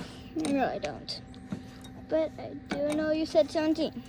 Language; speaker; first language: English; native; English